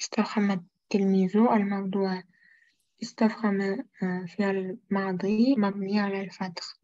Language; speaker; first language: Arabic; non-native, learner; Uzbek